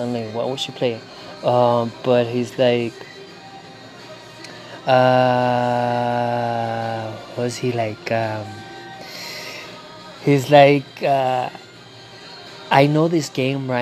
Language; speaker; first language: English; non-native, fluent; Spanish